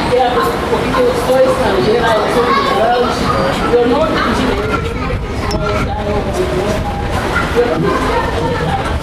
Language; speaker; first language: Portuguese; non-native, learner; Haitian Creole